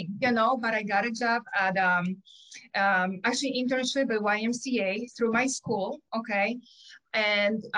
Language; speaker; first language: English; non-native, fluent; Polish